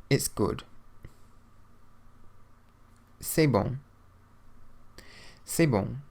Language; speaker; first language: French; non-native, fluent; English